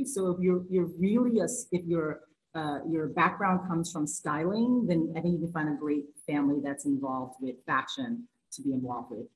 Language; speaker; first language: English; native; English